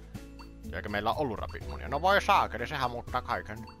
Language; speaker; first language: Finnish; native; Finnish